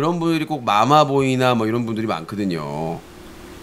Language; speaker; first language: Korean; native; Korean